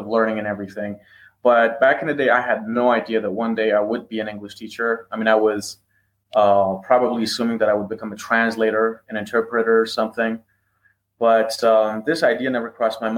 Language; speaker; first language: English; non-native, fluent; Persian